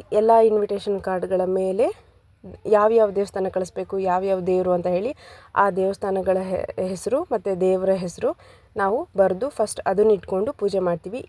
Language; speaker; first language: Kannada; non-native, local second language; Lambadi